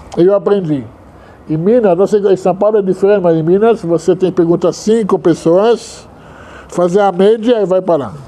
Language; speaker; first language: Portuguese; non-native, fluent; Hebrew